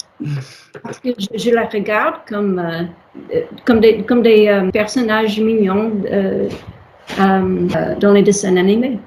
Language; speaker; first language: French; non-native, learner; English